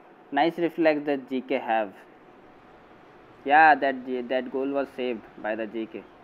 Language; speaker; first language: English; non-native, local second language; Bangla